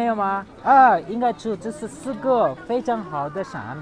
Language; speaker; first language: Chinese; non-native, learner; Hindi